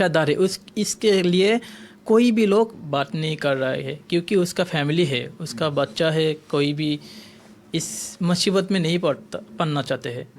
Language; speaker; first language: Hindi; non-native, learner; Bangla